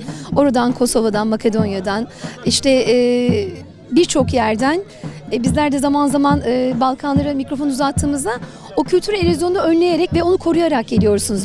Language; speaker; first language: Turkish; native; Turkish